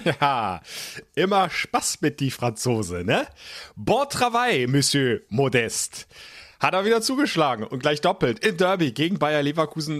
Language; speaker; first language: German; native; German